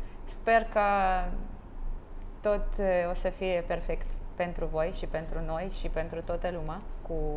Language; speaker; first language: Romanian; non-native, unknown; Russian